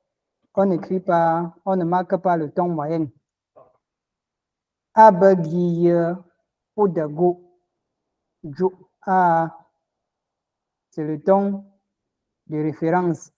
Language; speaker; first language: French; non-native, local second language; Ghomala